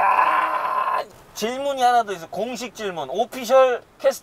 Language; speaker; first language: Korean; native; Korean